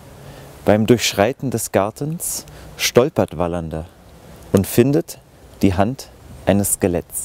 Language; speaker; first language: German; native; German